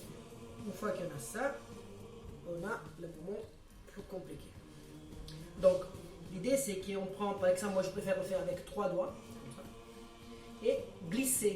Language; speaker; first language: French; non-native, fluent; Italian